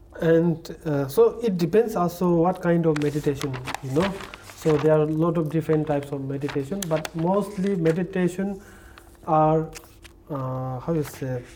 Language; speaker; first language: English; non-native, learner; Tibetan